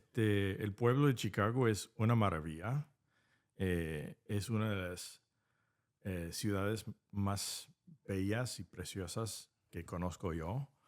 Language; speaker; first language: Spanish; non-native, fluent; English